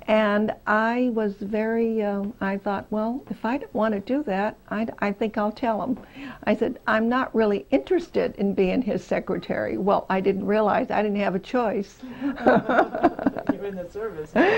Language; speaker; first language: English; native; English